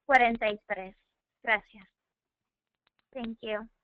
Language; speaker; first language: Spanish; native; Spanish